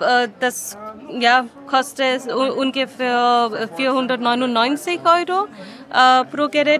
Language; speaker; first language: German; non-native, learner; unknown